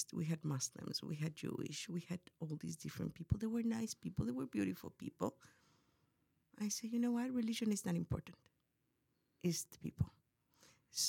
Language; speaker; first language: English; non-native, fluent; Spanish